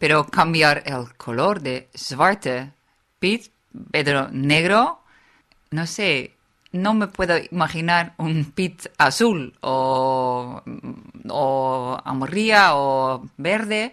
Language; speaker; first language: Spanish; non-native, fluent; Dutch